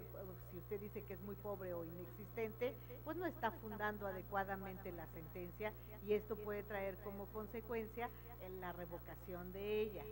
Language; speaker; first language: Spanish; native; Spanish